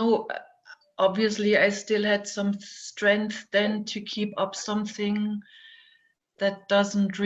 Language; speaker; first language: English; non-native, fluent; German